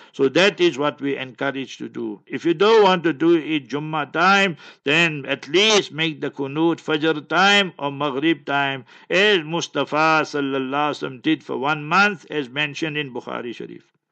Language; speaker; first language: English; native; English